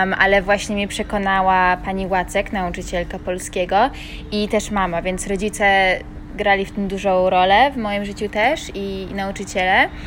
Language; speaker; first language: Polish; early bilingual, heritage; Polish